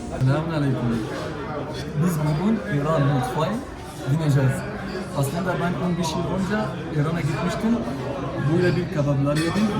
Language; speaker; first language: Turkish; non-native, learner; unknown